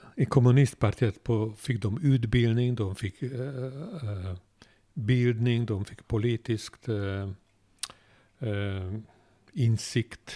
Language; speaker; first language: Swedish; non-native, fluent; Hungarian